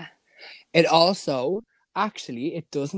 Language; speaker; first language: English; native; English